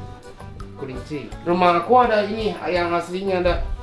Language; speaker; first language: Indonesian; non-native, fluent; Japanese